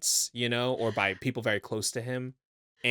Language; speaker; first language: English; native; English